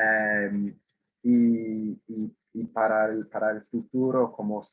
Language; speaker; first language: Spanish; non-native, fluent; English